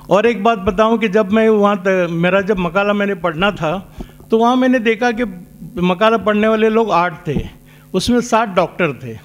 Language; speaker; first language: Hindi; non-native, local second language; Marathi